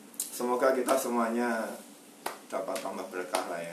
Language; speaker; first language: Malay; non-native, local second language; Javanese